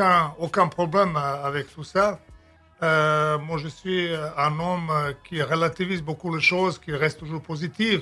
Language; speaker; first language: French; non-native, fluent; Serbian